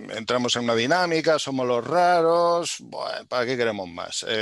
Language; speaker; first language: Spanish; native; Spanish